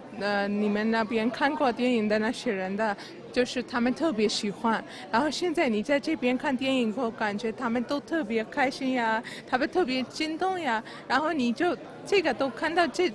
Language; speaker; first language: Chinese; non-native, fluent; Urdu